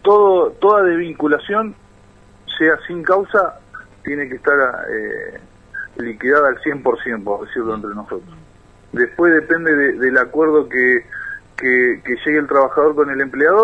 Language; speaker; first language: Spanish; native; Spanish